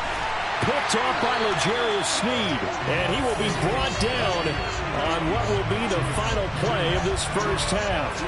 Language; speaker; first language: English; native; English